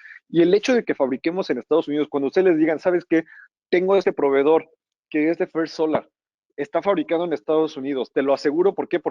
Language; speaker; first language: Spanish; native; Spanish